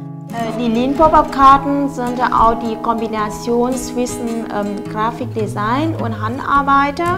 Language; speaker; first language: German; non-native, fluent; Vietnamese